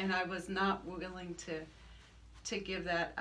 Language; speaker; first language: English; native; English